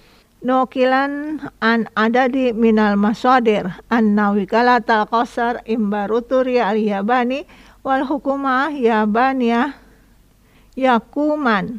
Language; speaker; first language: Arabic; non-native, learner; Indonesian